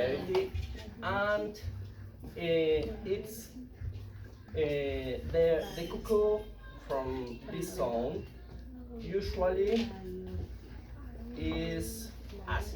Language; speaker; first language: English; non-native, learner; Spanish